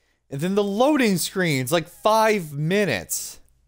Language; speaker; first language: English; native; English